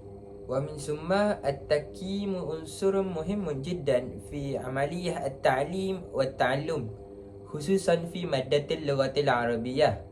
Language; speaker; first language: Arabic; non-native, learner; Malay